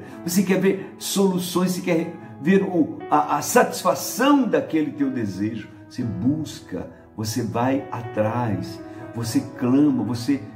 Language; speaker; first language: Portuguese; native; Portuguese